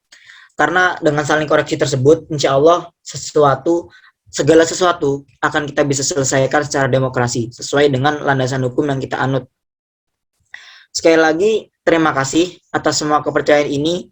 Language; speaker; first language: Indonesian; native; Indonesian